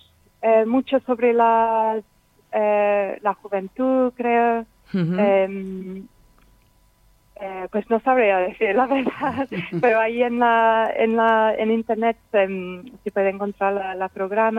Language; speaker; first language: Spanish; non-native, fluent; English